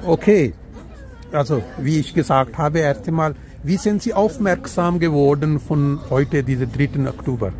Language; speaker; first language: German; non-native, learner; Urdu